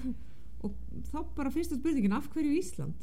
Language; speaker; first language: Icelandic; native; Icelandic